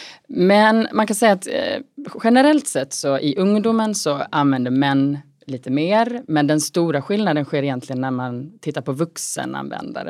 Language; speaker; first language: Swedish; native; Swedish